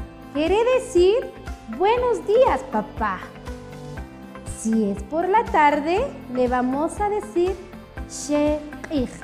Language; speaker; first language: Spanish; non-native, local second language; Kʼicheʼ